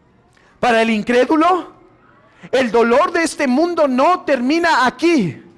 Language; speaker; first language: Spanish; native; Spanish